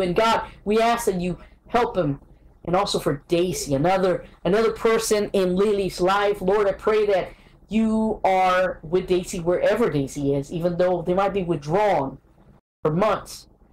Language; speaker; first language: English; early bilingual, other home language; Spanish